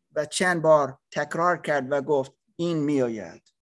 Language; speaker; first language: Persian; non-native, learner; English